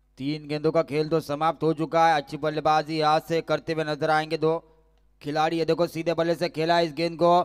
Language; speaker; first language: Hindi; non-native, local second language; Marathi